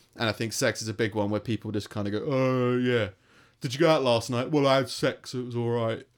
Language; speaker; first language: English; native; English